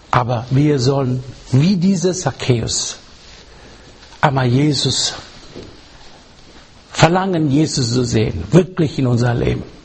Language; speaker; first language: German; non-native, learner; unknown